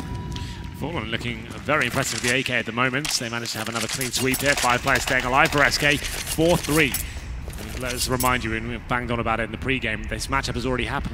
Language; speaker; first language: English; native; English